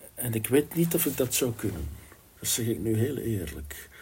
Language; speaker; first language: Dutch; native; Dutch